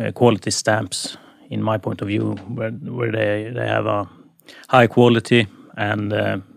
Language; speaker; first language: English; non-native, fluent; Swedish